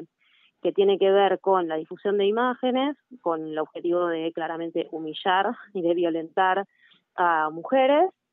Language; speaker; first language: Spanish; native; Spanish